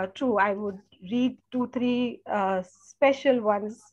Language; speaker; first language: English; non-native, local second language; Gujarati